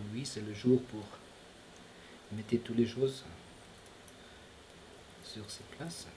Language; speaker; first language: French; non-native, fluent; German